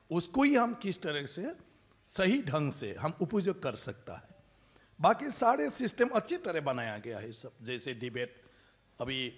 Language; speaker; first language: Hindi; non-native, local second language; Bodo